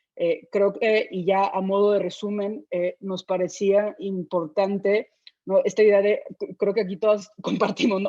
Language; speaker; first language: Spanish; native; Spanish